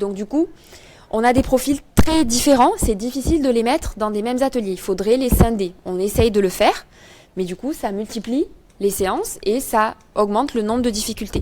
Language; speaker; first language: French; native; French